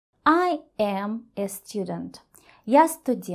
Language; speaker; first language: English; non-native, fluent; Russian